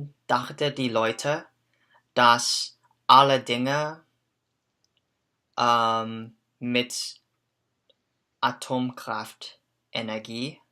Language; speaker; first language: German; non-native, learner; English